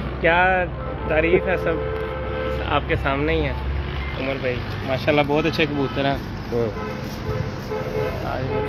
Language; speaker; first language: Hindi; non-native, local second language; Punjabi